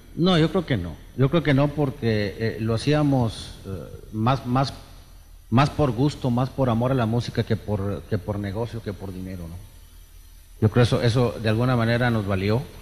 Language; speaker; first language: Spanish; native; Spanish